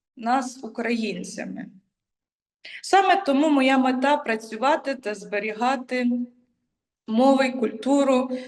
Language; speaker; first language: Ukrainian; native; Ukrainian